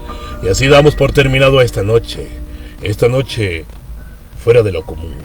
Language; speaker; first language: Spanish; native; Spanish